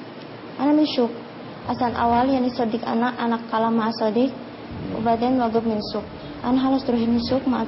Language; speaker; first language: Arabic; non-native, learner; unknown